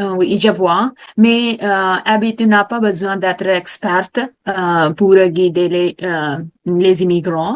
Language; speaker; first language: French; non-native, learner; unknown